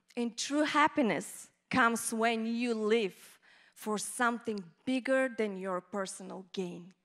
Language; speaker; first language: English; non-native, fluent; Bulgarian